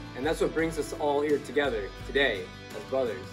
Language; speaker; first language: English; native; English